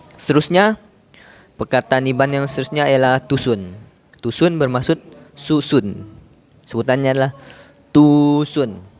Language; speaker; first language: Malay; non-native, local second language; Iban